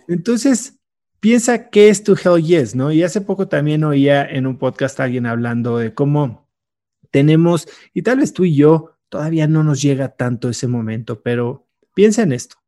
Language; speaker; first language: Spanish; native; Spanish